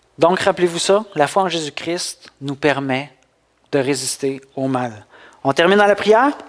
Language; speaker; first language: French; native; French